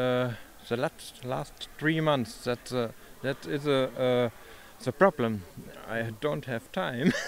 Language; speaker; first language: English; non-native, learner; German